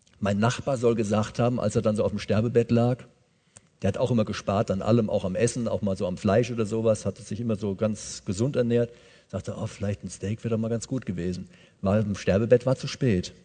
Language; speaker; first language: German; native; German